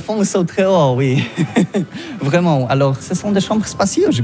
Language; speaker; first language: French; non-native, learner; Polish